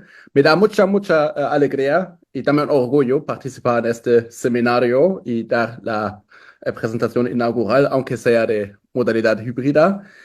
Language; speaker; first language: Spanish; non-native, fluent; German